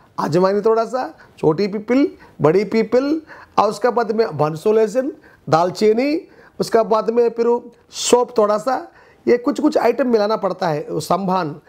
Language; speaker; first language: Hindi; non-native, local second language; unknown